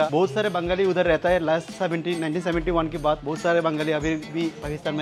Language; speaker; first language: Hindi; non-native, learner; Bangla